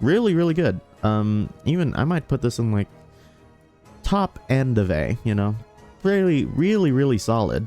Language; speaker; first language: English; native; English